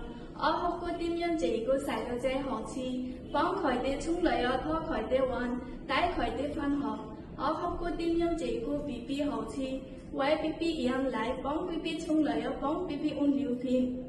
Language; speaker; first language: Cantonese; non-native, learner; Bangla